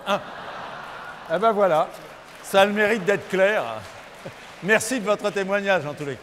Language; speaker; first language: French; native; French